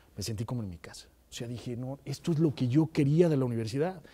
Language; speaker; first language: Spanish; native; Spanish